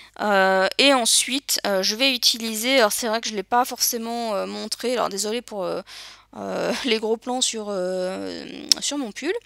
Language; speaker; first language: French; native; French